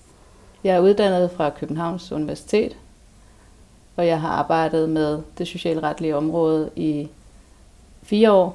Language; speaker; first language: Danish; native; Danish